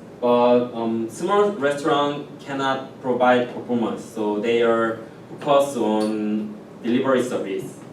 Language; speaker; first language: English; non-native, learner; Korean